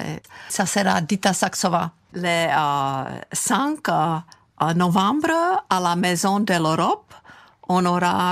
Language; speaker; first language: French; non-native, fluent; Czech